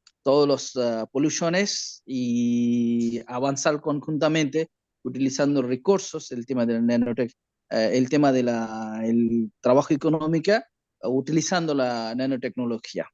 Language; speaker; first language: Spanish; non-native, learner; Bangla